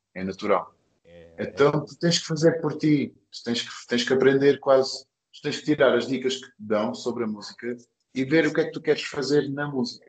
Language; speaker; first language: Portuguese; early bilingual, other home language; English